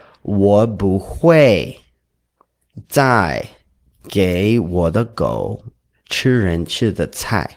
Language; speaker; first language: Chinese; non-native, learner; English